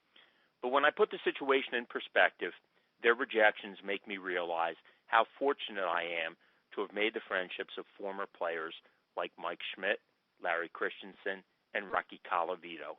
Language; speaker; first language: English; native; English